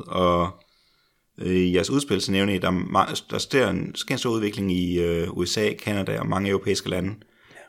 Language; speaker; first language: Danish; native; Danish